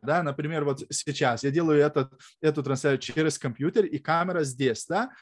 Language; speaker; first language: Russian; non-native, fluent; Lithuanian